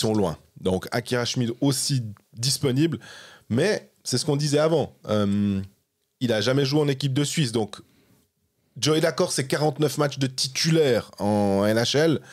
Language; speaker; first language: French; native; French